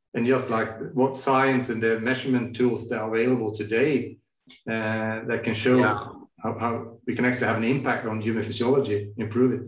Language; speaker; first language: English; non-native, fluent; Swedish